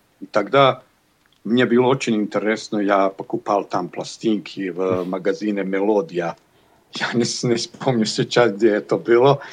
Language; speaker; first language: Russian; non-native, learner; Bosnian